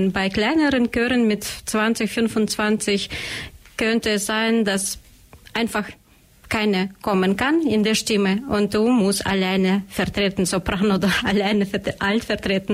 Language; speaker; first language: German; non-native, learner; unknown